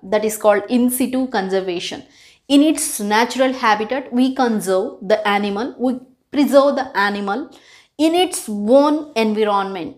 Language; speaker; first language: English; non-native, local second language; Telugu